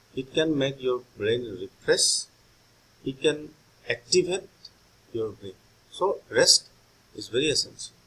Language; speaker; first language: English; non-native, local second language; Assamese